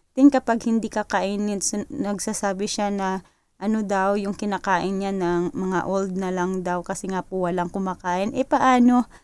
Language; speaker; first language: Filipino; non-native, local second language; Cebuano